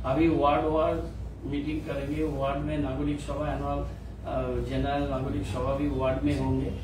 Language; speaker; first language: Hindi; non-native, local second language; Bangla